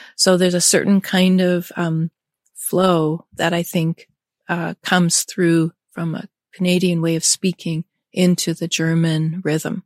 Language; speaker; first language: English; early bilingual, other home language; German